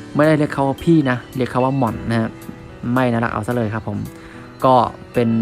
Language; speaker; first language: Thai; non-native, fluent; Khmer